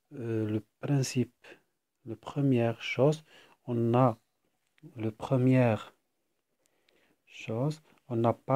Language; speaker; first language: French; non-native, fluent; Arabic